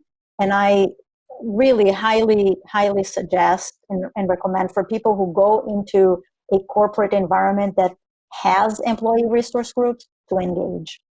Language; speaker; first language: English; non-native, fluent; Spanish